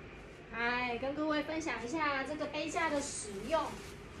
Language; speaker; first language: Chinese; native; Chinese